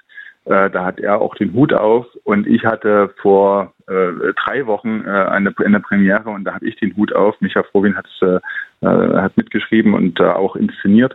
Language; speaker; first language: German; native; German